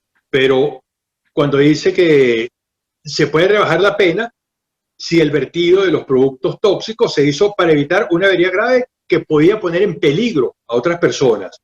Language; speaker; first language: Spanish; native; Spanish